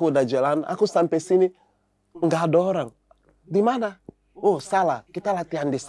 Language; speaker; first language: Indonesian; non-native, fluent; English